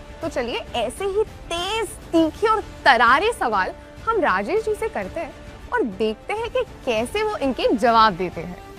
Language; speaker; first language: Hindi; native; Hindi